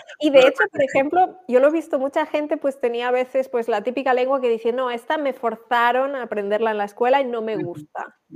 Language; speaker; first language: Spanish; native; Spanish